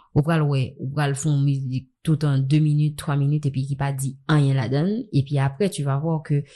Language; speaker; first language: French; non-native, local second language; Haitian Creole